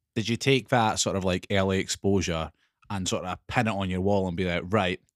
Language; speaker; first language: English; native; English